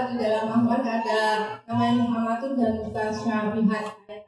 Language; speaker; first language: Indonesian; native; Indonesian